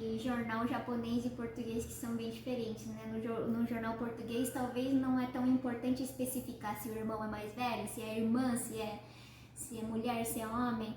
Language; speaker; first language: Portuguese; early bilingual, heritage; Portuguese